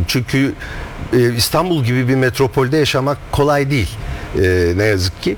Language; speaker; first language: Turkish; native; Turkish